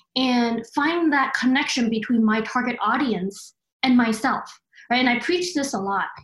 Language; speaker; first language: English; early bilingual, other home language; Chinese